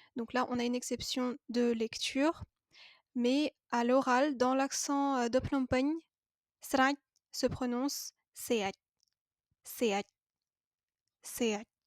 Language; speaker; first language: French; native; French